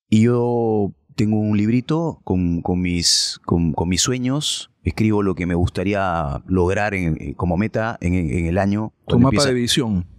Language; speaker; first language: Spanish; native; Spanish